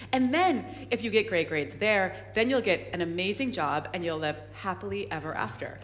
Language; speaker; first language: English; native; English